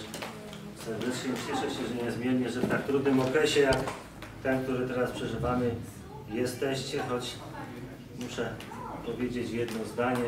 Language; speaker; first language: Polish; native; Polish